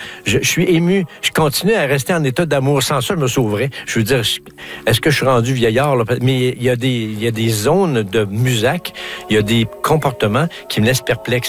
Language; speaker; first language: French; native; French